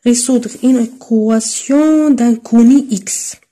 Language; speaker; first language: French; non-native, local second language; Arabic